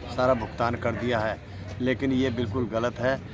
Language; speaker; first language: Hindi; native; Hindi